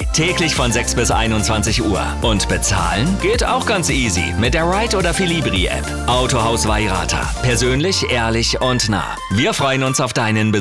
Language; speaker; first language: German; native; German